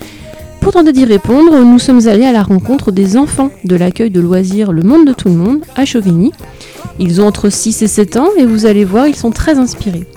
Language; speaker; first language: French; native; French